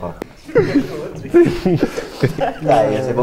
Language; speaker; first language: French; non-native, learner; Portuguese